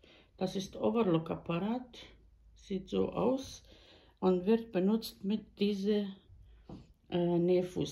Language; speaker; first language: German; non-native, learner; Bosnian